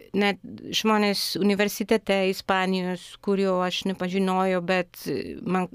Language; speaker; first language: Lithuanian; non-native, fluent; Spanish